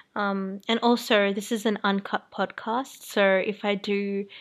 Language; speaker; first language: English; native; English